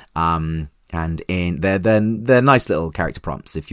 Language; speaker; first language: English; native; English